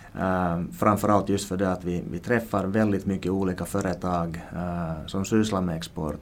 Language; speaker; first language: Swedish; native; Swedish